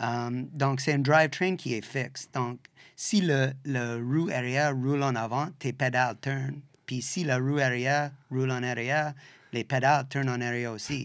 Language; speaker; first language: French; non-native, fluent; English